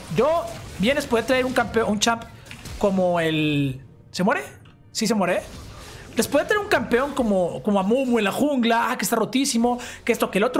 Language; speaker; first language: Spanish; native; Spanish